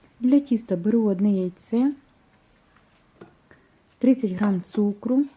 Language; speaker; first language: Ukrainian; native; Ukrainian